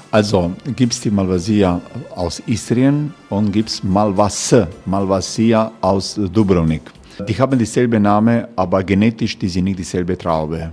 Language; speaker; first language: German; non-native, fluent; Croatian